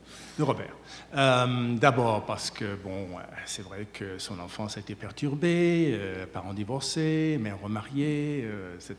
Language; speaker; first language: French; native; French